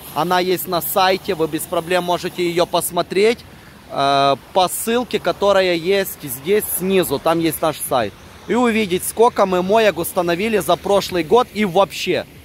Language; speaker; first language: Russian; non-native, local second language; Ukrainian